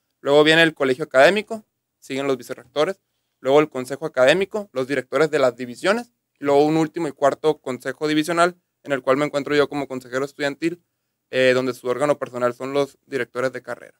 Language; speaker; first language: Spanish; native; Spanish